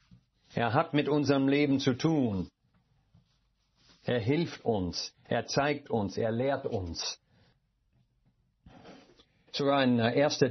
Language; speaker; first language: German; non-native, fluent; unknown